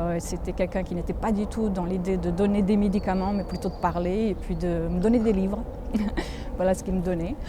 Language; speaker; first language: French; non-native, fluent; Portuguese